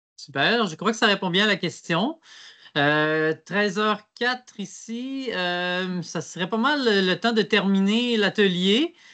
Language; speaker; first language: French; native; French